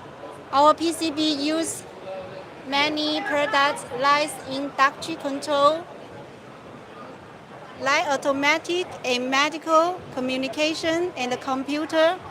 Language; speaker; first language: English; non-native, local second language; Chinese